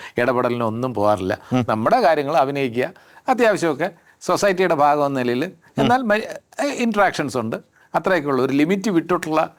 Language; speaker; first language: Malayalam; native; Malayalam